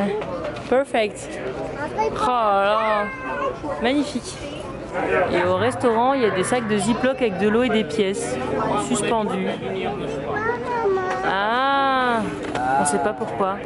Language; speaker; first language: French; native; French